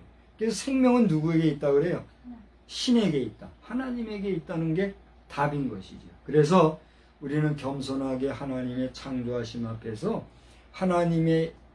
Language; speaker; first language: Korean; native; Korean